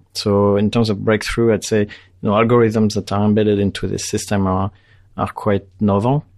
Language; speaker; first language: English; non-native, fluent; French